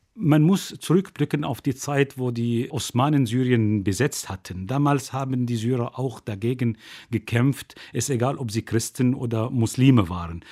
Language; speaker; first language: German; non-native, fluent; Arabic